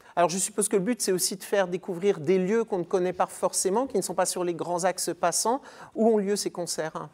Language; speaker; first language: French; native; French